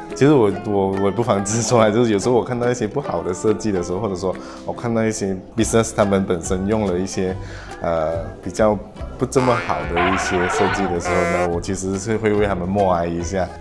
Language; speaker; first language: Chinese; native; Chinese